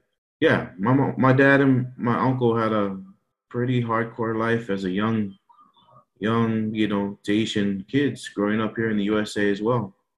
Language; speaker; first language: English; early bilingual, other home language; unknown